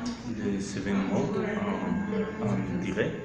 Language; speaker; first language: French; non-native, learner; Spanish